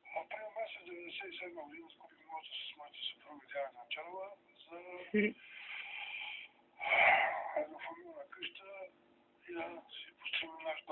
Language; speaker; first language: Bulgarian; native; Bulgarian